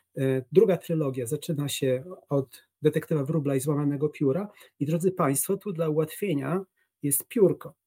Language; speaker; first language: Polish; native; Polish